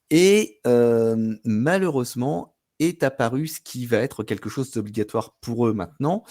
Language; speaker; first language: French; native; French